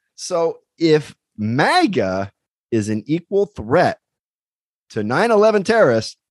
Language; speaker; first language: English; native; English